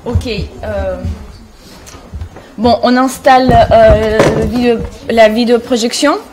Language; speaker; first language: French; non-native, fluent; Russian